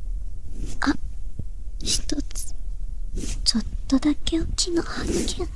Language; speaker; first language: Japanese; non-native, learner; Chinese